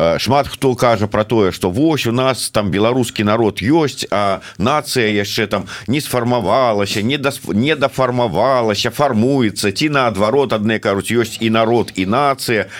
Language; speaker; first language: Belarusian; native; Belarusian